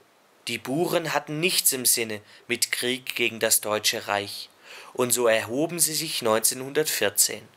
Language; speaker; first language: German; native; German